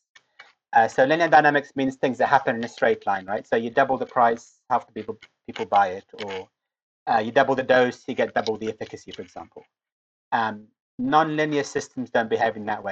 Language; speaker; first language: English; native; English